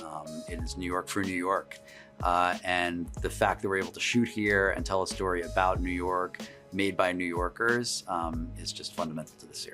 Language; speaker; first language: English; native; English